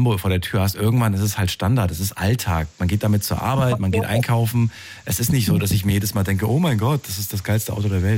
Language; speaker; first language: German; native; German